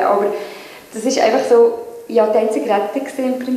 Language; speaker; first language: German; native; German